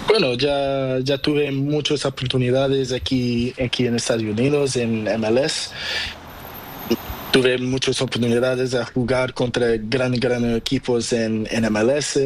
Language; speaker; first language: Spanish; non-native, learner; Portuguese